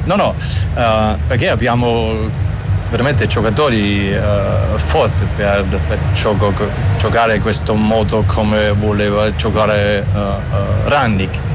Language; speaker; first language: Italian; non-native, learner; German